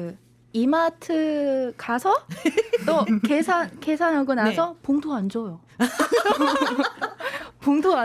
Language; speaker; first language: Korean; non-native, learner; Vietnamese